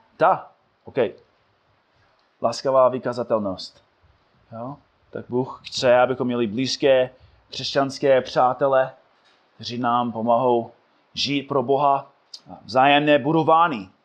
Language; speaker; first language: Czech; non-native, fluent; English